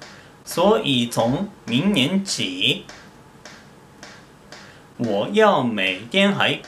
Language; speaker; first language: Chinese; non-native, fluent; Japanese